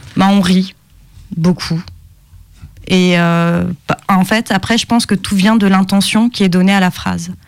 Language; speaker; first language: French; early bilingual, other home language; Arabic